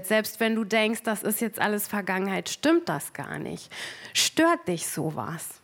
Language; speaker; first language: German; native; German